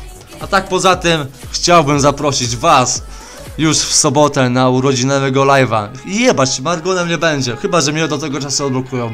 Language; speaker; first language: Polish; native; Polish